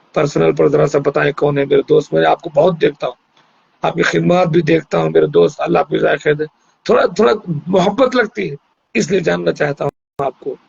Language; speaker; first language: Urdu; native; Urdu